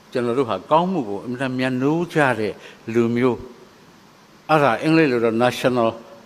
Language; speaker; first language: Burmese; native; Burmese